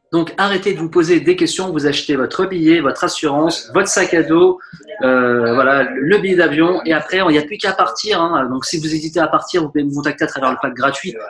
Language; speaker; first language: French; native; French